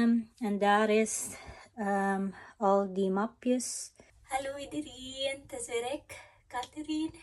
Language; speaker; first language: Dutch; non-native, fluent; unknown